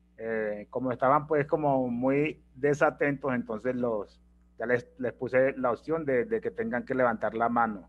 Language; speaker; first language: Spanish; native; Spanish